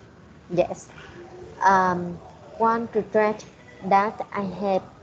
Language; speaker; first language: English; non-native, learner; Vietnamese